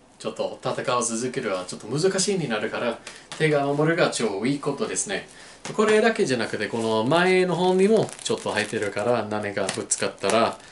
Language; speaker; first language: Japanese; non-native, learner; English